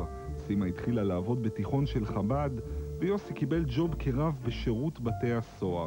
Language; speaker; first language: Hebrew; native; Hebrew